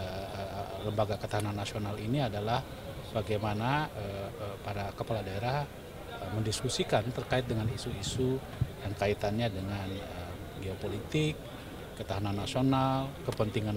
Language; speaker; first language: Indonesian; native; Indonesian